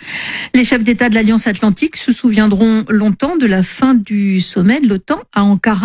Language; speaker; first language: French; native; French